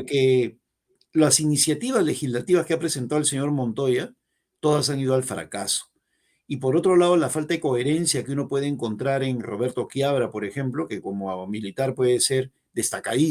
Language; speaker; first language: Spanish; native; Spanish